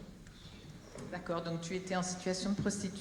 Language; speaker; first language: French; native; French